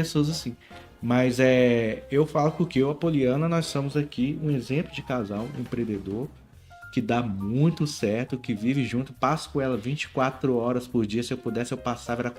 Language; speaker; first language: Portuguese; native; Portuguese